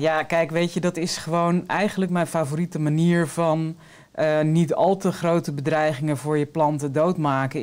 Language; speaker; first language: Dutch; native; Dutch